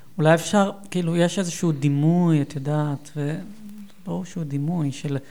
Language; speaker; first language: Hebrew; native; Hebrew